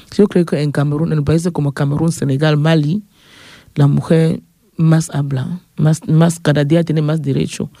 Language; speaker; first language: Spanish; non-native, fluent; French